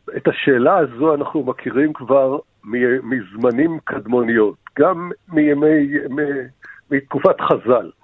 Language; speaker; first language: Hebrew; native; Hebrew